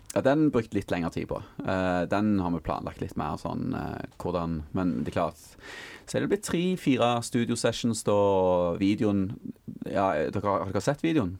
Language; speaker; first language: Norwegian; native; Norwegian